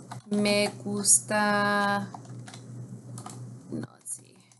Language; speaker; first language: Spanish; non-native, fluent; English